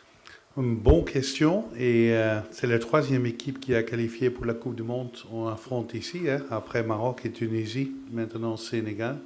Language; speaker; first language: French; non-native, fluent; Dutch